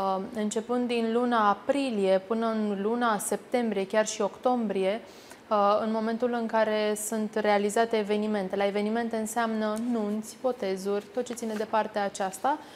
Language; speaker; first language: Romanian; native; Romanian